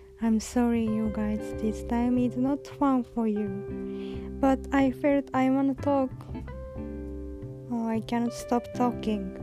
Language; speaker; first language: English; non-native, learner; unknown